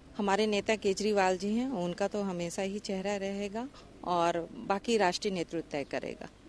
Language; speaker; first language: Hindi; native; Hindi